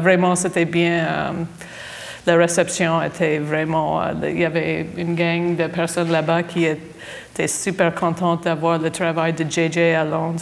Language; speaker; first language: French; non-native, fluent; English